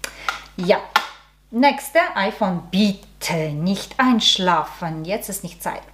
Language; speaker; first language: German; non-native, learner; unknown